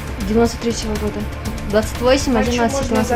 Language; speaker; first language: Russian; non-native, local second language; Kyrgyz